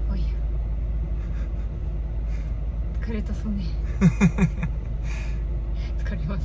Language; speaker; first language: Japanese; non-native, learner; German